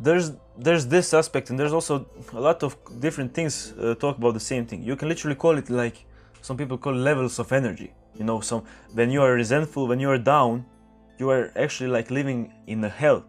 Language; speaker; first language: English; non-native, fluent; Croatian